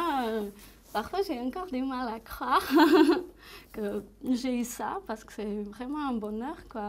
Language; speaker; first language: French; non-native, fluent; Portuguese